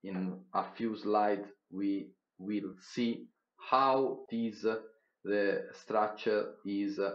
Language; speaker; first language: English; non-native, fluent; Italian